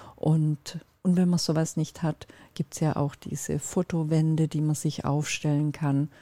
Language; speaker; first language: German; non-native, fluent; Turkish